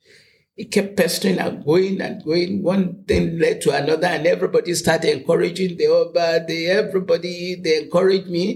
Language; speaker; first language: English; non-native, local second language; Yoruba